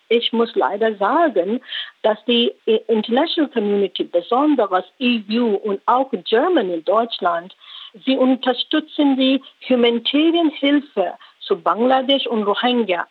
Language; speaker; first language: German; non-native, learner; Rohingya